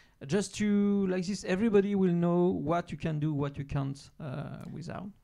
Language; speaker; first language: English; non-native, fluent; French